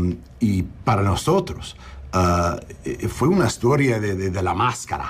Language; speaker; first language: Spanish; non-native, learner; English